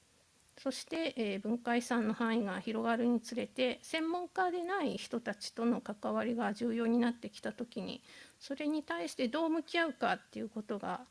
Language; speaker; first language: Japanese; native; Japanese